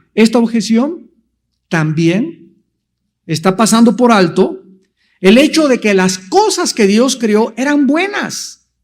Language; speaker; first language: Spanish; native; Spanish